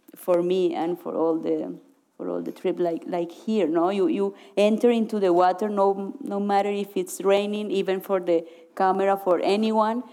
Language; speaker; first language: English; non-native, learner; Spanish